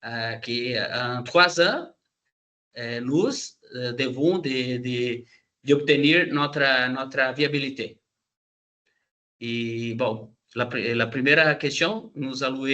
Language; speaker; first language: French; non-native, learner; Portuguese